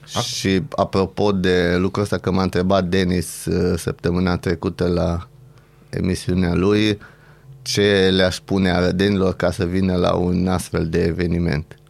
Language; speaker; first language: Romanian; native; Romanian